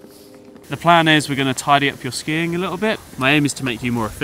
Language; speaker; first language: English; native; English